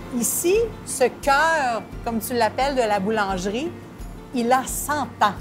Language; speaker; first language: French; native; French